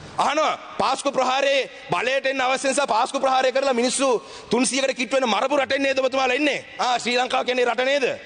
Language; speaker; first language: Sinhala; non-native, local second language; Tamil